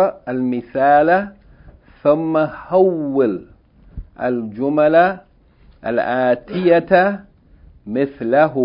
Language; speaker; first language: Arabic; non-native, fluent; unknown